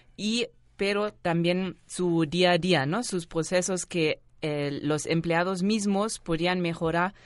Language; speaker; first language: Spanish; non-native, fluent; German